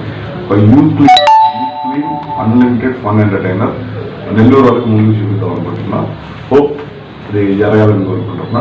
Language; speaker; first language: Telugu; native; Telugu